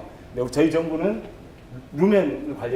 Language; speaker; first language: Korean; native; Korean